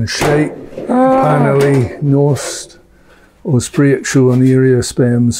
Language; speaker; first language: Latvian; non-native, learner; English